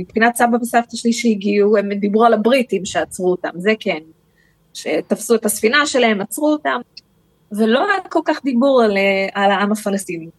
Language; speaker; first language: Hebrew; early bilingual, other home language; English